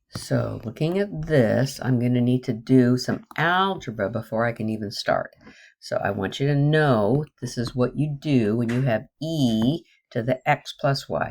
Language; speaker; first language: English; native; English